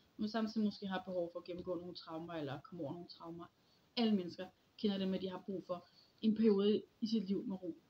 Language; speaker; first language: Danish; early bilingual, other home language; Polish